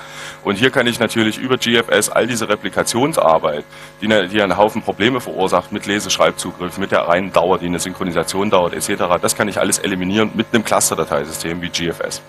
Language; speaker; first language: German; native; German